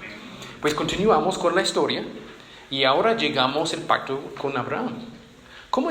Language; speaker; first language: Spanish; non-native, fluent; English